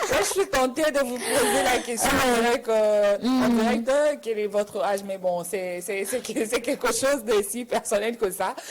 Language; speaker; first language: French; non-native, local second language; Lingala